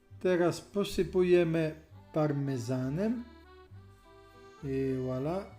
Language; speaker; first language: Polish; non-native, learner; Italian